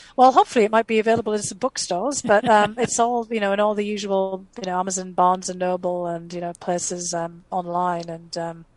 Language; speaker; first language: English; native; English